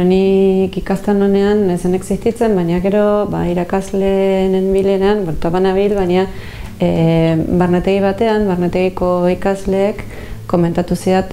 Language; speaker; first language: Basque; non-native, fluent; Spanish